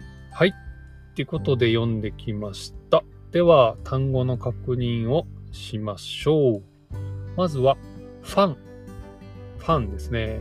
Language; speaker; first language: Japanese; native; Japanese